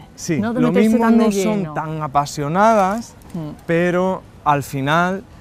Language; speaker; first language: Spanish; native; Spanish